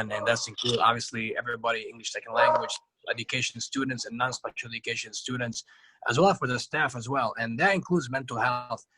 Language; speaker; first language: English; non-native, fluent; Arabic